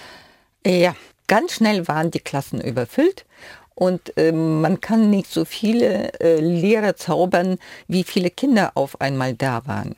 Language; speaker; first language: German; non-native, fluent; Ukrainian